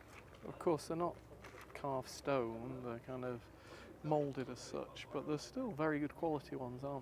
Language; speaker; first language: English; native; English